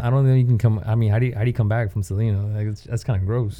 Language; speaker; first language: English; native; English